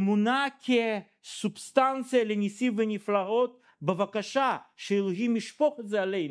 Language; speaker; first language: Hebrew; non-native, fluent; Russian